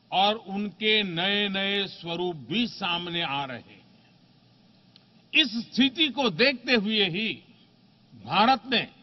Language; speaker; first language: Hindi; non-native, local second language; Gujarati